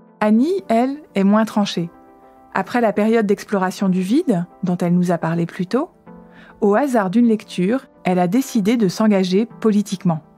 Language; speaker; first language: French; native; French